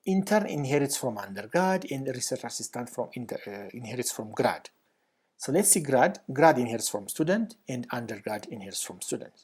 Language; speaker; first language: English; non-native, local second language; Amharic